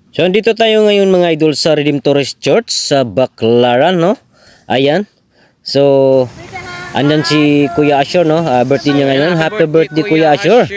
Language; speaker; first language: Filipino; non-native, local second language; Cebuano